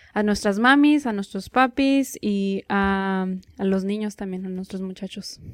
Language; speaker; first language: Spanish; early bilingual, heritage; Spanish